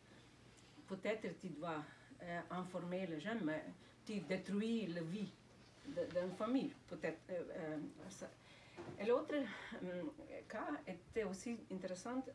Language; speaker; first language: French; non-native, fluent; Slovenian